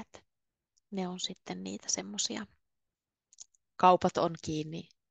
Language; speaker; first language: Finnish; native; Finnish